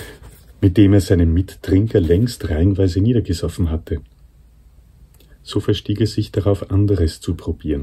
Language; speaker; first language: German; native; German